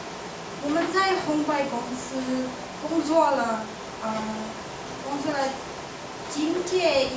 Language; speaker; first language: Chinese; non-native, learner; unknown